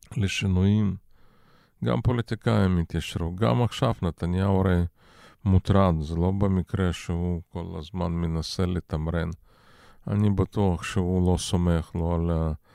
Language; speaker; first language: Hebrew; non-native, fluent; Russian